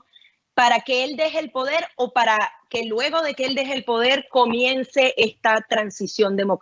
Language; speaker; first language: Spanish; native; Spanish